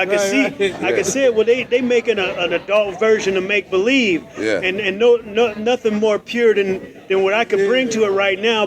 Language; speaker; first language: English; native; English